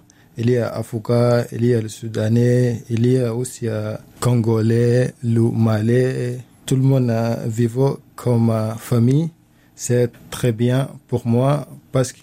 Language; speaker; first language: French; non-native, learner; Arabic